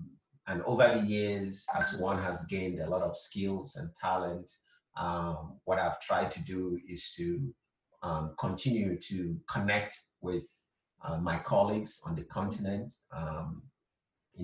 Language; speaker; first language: English; non-native, local second language; Igbo